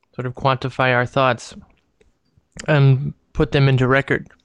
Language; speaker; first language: English; native; English